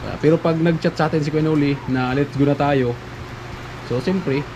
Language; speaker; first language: Filipino; non-native, local second language; Bikol